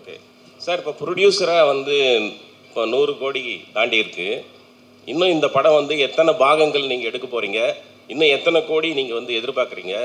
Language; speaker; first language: Tamil; native; Tamil